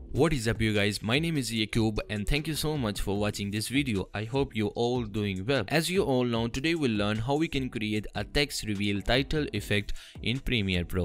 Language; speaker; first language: English; non-native, fluent; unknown